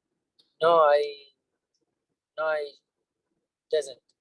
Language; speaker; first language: English; non-native, learner; Arabic